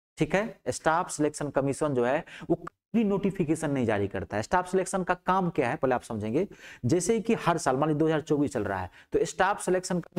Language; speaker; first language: Hindi; native; Hindi